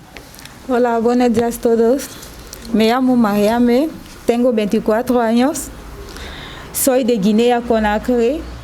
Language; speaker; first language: Spanish; non-native, learner; Susu